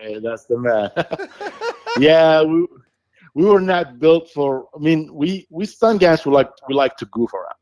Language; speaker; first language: English; non-native, fluent; Arabic